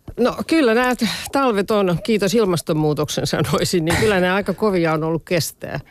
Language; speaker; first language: Finnish; native; Finnish